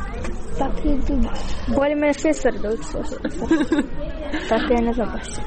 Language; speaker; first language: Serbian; non-native, learner; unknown